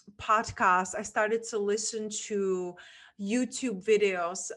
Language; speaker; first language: English; non-native, fluent; Czech